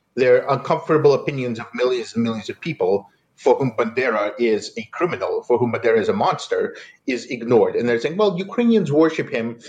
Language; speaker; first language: English; non-native, fluent; Russian